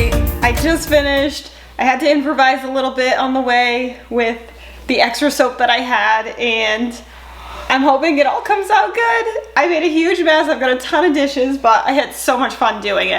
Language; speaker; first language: English; native; English